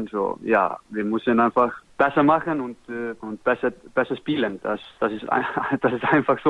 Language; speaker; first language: German; non-native, learner; Icelandic